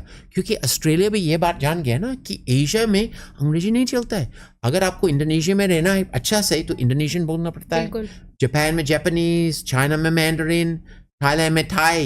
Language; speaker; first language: Hindi; non-native, fluent; English